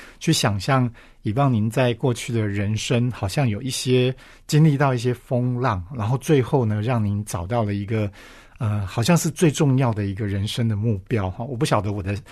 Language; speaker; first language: Chinese; native; Chinese